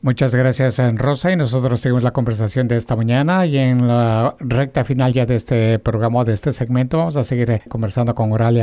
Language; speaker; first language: Spanish; native; Spanish